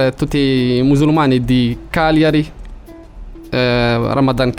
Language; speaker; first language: Italian; non-native, learner; Arabic